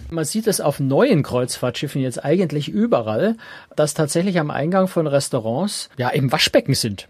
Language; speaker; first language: German; native; German